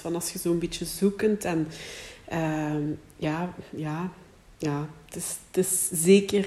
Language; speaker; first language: Dutch; native; Dutch